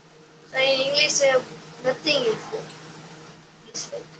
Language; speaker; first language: English; non-native, learner; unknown